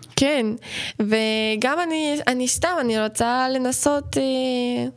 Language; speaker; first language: Hebrew; non-native, fluent; Ukrainian